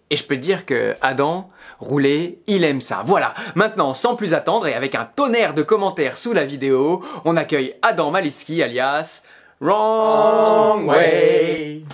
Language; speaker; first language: French; native; French